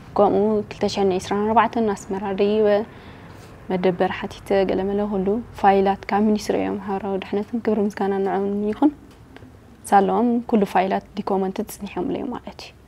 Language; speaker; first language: Tigrinya; native; Tigrinya